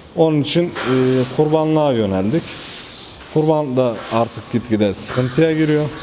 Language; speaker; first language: Turkish; native; Turkish